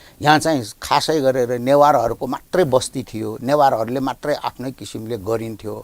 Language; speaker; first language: Nepali; non-native, local second language; Newari